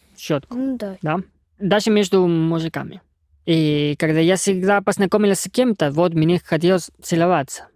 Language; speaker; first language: Russian; non-native, fluent; Spanish